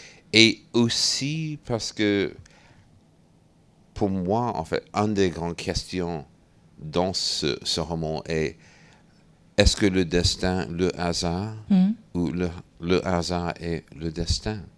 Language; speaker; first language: French; non-native, fluent; English